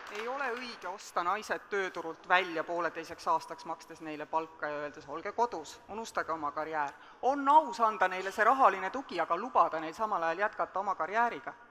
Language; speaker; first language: Estonian; native; Estonian